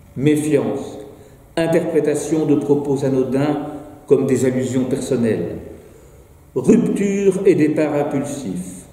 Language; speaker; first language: French; native; French